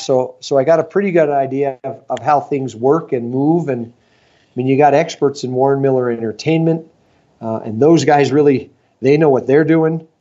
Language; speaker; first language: English; native; English